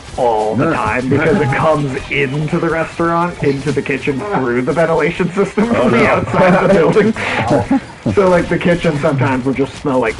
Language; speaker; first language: English; native; English